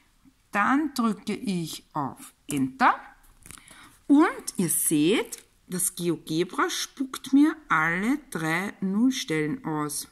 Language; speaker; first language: German; native; German